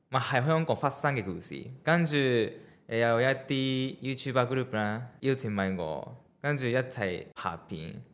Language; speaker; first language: Cantonese; non-native, fluent; Japanese